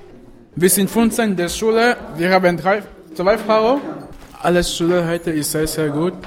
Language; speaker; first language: German; non-native, learner; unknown